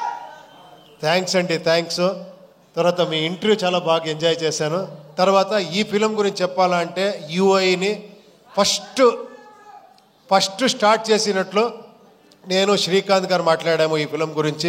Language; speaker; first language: Telugu; non-native, fluent; Kannada